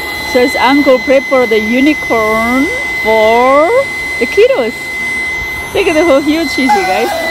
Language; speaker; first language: English; non-native, learner; Indonesian